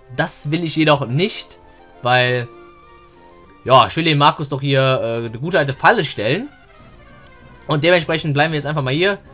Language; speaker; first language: German; early bilingual, other home language; Turkish